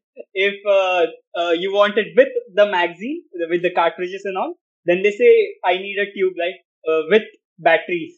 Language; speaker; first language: English; non-native, local second language; Hindi